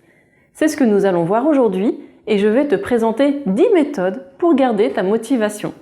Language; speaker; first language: French; native; French